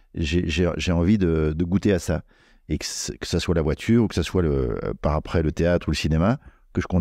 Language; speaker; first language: French; native; French